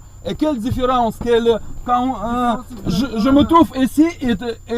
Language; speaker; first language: French; non-native, learner; Russian